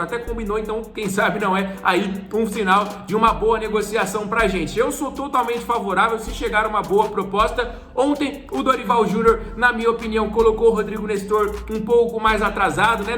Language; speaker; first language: Portuguese; native; Portuguese